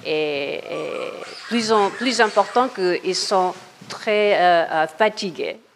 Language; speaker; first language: French; non-native, learner; English